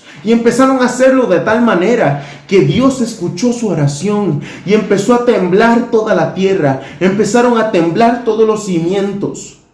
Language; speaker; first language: Spanish; native; Spanish